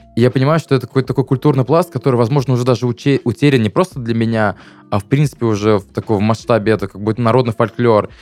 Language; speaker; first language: Russian; native; Russian